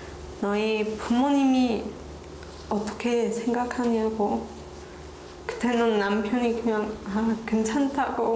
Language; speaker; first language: Korean; non-native, learner; Spanish